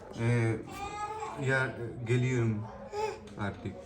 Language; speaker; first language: Turkish; non-native, learner; Urdu